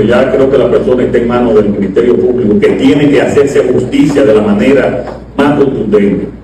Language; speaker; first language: Spanish; native; Spanish